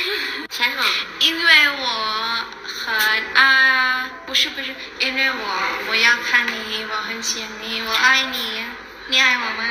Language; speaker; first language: Chinese; non-native, learner; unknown